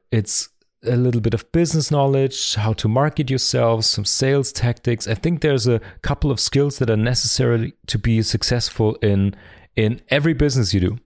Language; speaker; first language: English; non-native, fluent; German